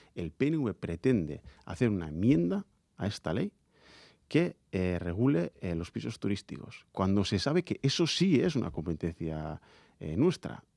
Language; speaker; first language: Spanish; native; Spanish